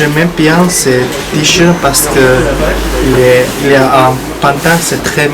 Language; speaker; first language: French; non-native, learner; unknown